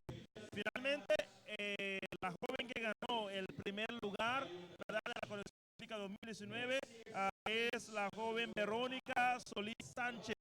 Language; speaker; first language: Spanish; native; Spanish